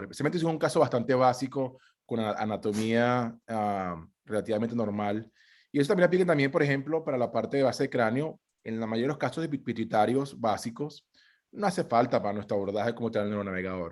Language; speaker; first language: Spanish; native; Spanish